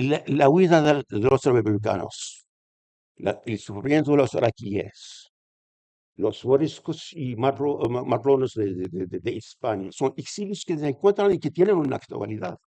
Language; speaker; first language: Spanish; non-native, fluent; Arabic